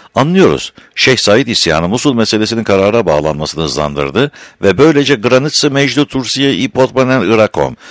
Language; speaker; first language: Turkish; native; Turkish